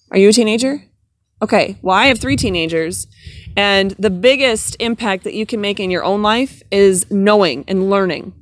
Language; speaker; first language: English; native; English